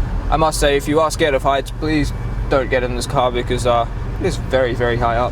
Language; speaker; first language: English; native; English